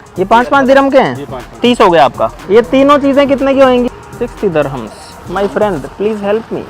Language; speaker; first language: Hindi; native; Hindi